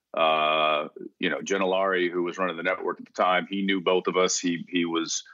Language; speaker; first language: English; native; English